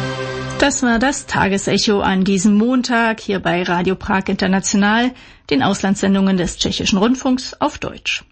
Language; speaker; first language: German; native; German